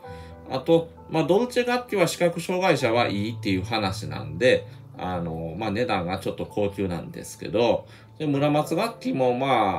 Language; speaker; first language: Japanese; native; Japanese